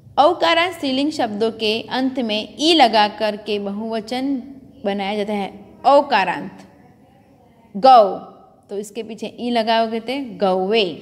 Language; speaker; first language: Hindi; non-native, local second language; Gujarati